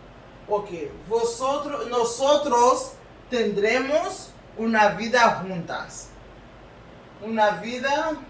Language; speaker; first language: Spanish; non-native, learner; Haitian Creole